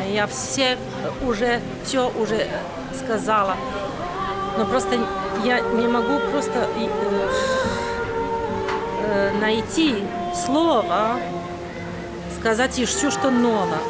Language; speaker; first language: Russian; non-native, fluent; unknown